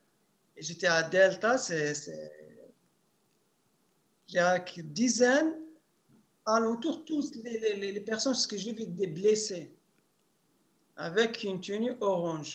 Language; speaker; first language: French; non-native, local second language; Arabic